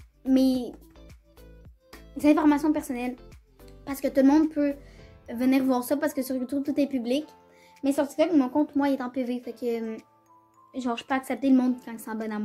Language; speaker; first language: French; native; French